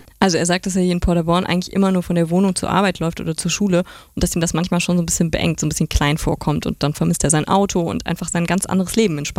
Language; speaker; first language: German; native; German